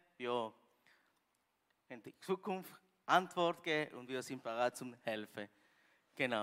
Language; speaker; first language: German; non-native, learner; Spanish